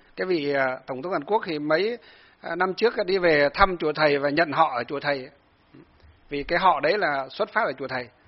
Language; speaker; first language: Vietnamese; native; Vietnamese